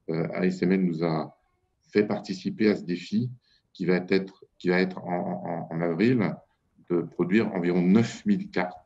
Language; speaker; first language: French; native; French